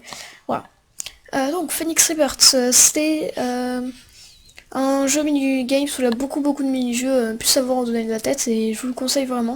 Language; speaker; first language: French; native; French